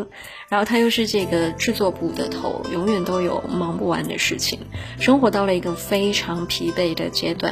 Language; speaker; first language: Chinese; native; Chinese